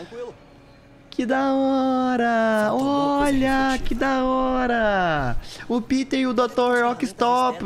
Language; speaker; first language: Portuguese; native; Portuguese